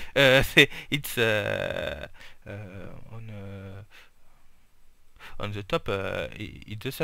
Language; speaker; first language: English; non-native, learner; French